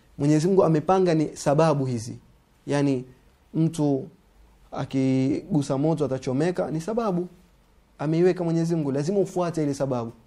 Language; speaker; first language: Swahili; native; Swahili